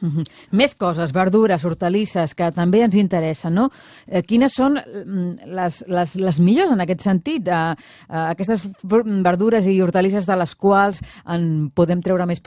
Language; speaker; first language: Catalan; native; Catalan